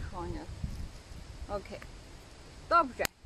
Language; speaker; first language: Polish; non-native, learner; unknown